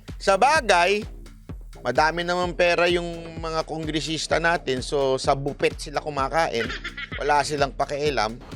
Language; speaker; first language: Filipino; native; Filipino